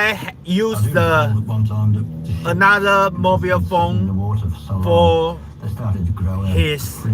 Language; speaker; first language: English; non-native, learner; Chinese